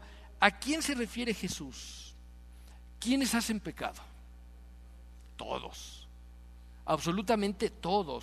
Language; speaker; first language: Spanish; native; Spanish